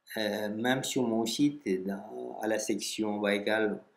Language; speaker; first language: French; non-native, fluent; Russian